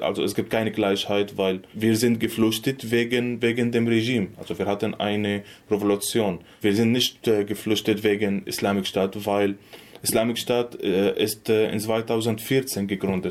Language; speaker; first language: German; non-native, learner; Arabic